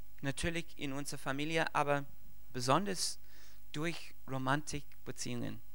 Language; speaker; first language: German; non-native, fluent; English